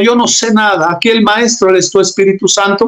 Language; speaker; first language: Spanish; native; Spanish